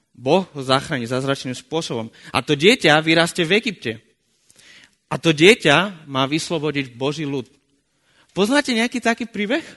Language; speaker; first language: Slovak; non-native, fluent; Spanish